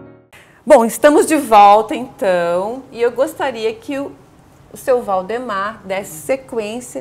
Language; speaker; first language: Portuguese; native; Portuguese